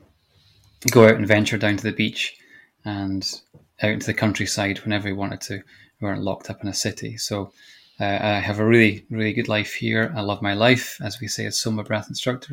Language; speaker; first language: English; native; English